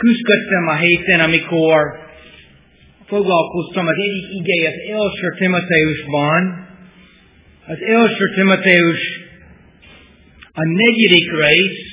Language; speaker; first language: Hungarian; non-native, fluent; English